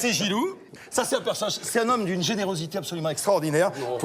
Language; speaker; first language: French; native; French